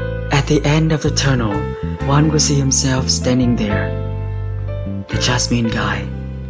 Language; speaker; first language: English; non-native, fluent; Vietnamese